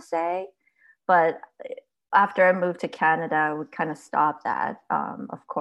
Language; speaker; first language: English; early bilingual, other home language; Chinese